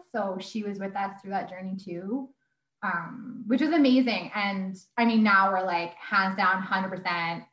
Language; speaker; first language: English; native; English